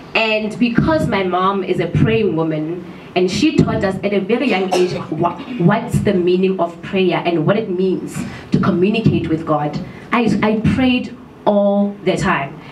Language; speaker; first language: English; non-native, local second language; Southern Sotho